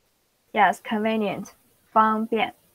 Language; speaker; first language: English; non-native, fluent; Chinese